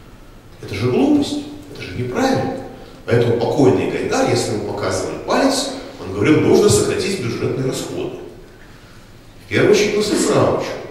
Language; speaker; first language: Russian; native; Russian